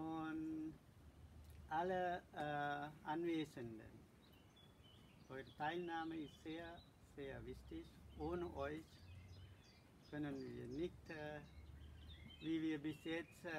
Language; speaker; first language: German; non-native, learner; Sinhala